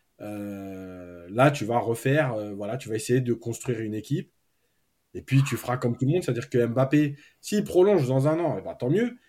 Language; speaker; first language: French; native; French